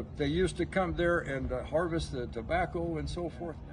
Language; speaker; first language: English; native; English